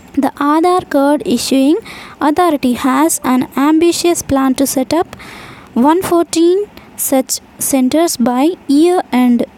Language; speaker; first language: English; non-native, local second language; Telugu